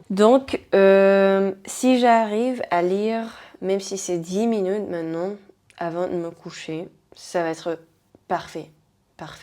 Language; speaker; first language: French; non-native, fluent; Spanish